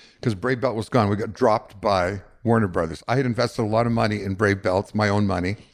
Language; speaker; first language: English; native; English